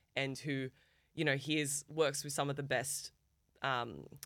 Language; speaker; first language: English; early bilingual, other home language; Turkish